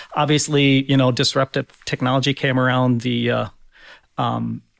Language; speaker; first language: English; non-native, fluent; German